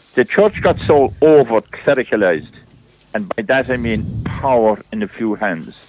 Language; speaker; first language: English; native; English